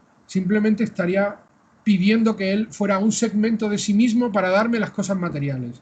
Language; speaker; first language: Spanish; native; Spanish